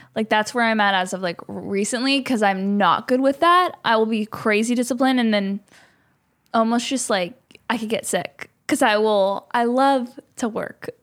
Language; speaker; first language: English; native; English